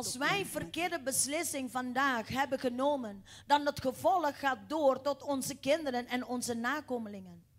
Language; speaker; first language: Dutch; non-native, fluent; Indonesian